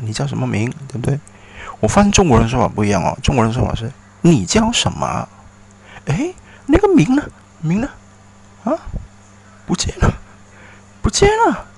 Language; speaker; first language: Chinese; early bilingual, heritage; Chinese